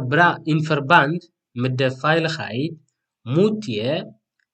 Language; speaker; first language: Dutch; non-native, fluent; Tigrinya